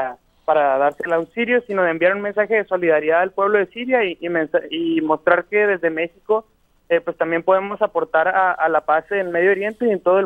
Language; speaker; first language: Spanish; native; Spanish